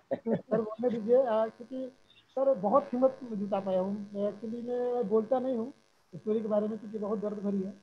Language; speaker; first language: Hindi; native; Hindi